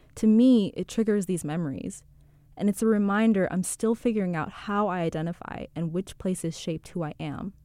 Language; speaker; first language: English; early bilingual, other home language; Rundi